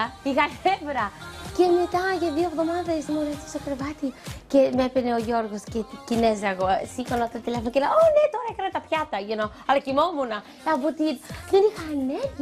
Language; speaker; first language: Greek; early bilingual, heritage; Greek